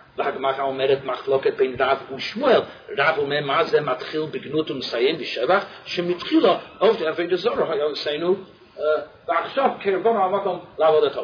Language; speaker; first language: Hebrew; non-native, fluent; English